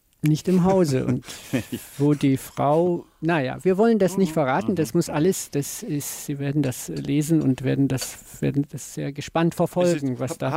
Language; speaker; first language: German; native; German